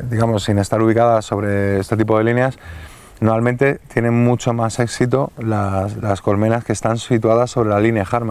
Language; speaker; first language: Spanish; native; Spanish